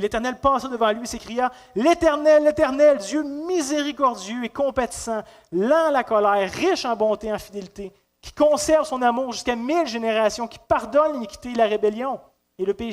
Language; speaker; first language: French; native; French